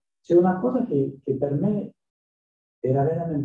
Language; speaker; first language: Italian; non-native, learner; French